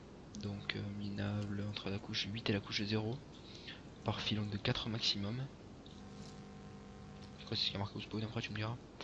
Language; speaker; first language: French; native; French